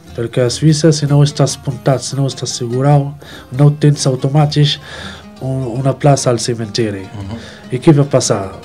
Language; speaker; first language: Catalan; non-native, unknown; Arabic